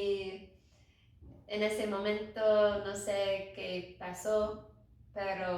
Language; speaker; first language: Spanish; non-native, learner; English